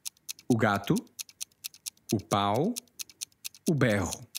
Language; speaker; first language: Portuguese; non-native, fluent; English